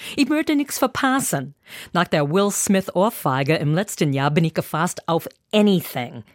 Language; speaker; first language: German; non-native, fluent; English